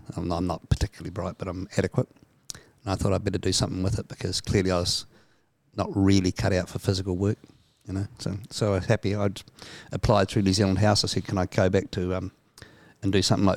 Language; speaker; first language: English; native; English